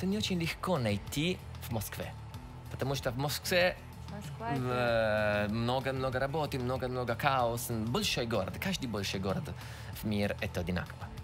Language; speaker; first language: Russian; non-native, learner; Italian